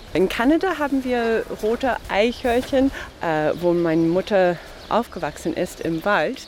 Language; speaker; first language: German; non-native, fluent; English